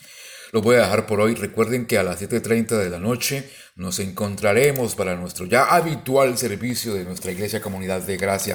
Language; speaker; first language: Spanish; native; Spanish